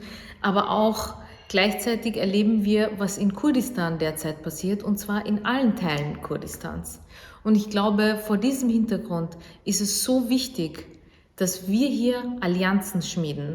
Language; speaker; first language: German; early bilingual, other home language; Kurdish